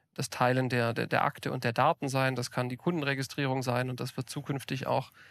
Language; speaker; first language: German; native; German